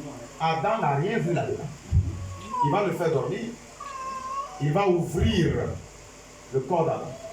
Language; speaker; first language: French; non-native, local second language; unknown